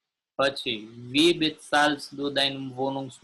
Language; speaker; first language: German; non-native, learner; Gujarati